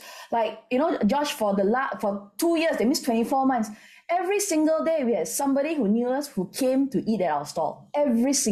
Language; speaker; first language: English; non-native, local second language; Min Nan Chinese